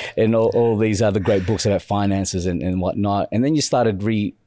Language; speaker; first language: English; native; English